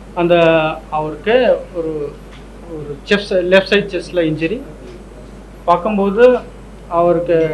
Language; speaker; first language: Tamil; non-native, local second language; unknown